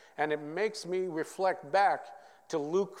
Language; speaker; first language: English; early bilingual, other home language; Vietnamese